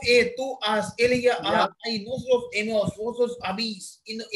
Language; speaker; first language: Spanish; non-native, learner; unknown